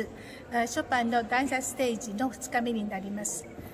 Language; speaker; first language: Japanese; native; Japanese